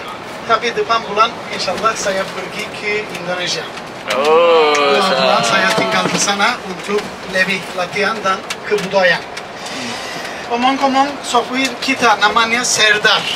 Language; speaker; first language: Indonesian; non-native, learner; Turkish